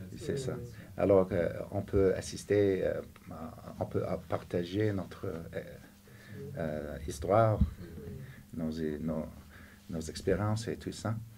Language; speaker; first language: French; non-native, fluent; English